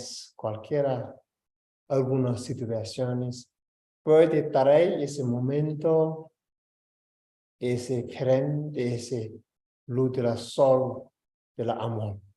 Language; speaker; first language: Spanish; non-native, learner; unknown